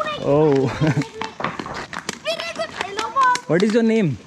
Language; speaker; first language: English; non-native, local second language; Hindi